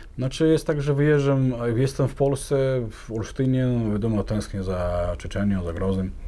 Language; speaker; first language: Polish; non-native, fluent; Chechen